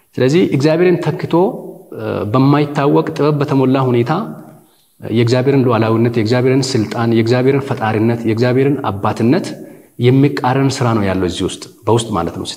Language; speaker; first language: Amharic; non-native, local second language; Hadiyya